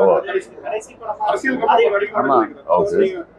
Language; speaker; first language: Tamil; native; Tamil